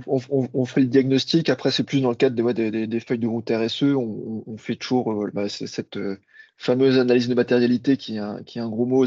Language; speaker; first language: French; native; French